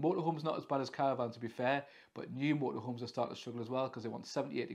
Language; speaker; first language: English; native; English